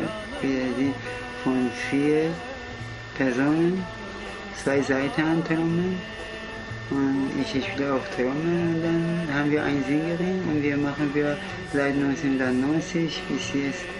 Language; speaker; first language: German; non-native, fluent; Kurdish